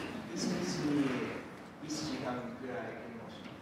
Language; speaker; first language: Japanese; non-native, learner; English